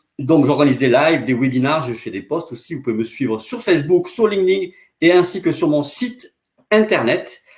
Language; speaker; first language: French; native; French